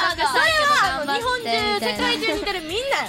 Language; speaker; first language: Japanese; native; Japanese